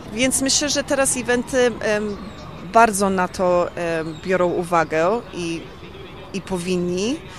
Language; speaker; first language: Polish; early bilingual, heritage; Polish